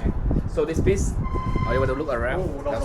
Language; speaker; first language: English; non-native, learner; Vietnamese